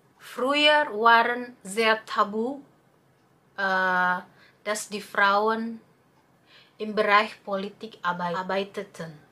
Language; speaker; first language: German; non-native, learner; Indonesian